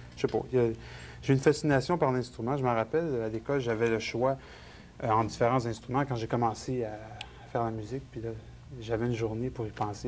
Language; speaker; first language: French; native; French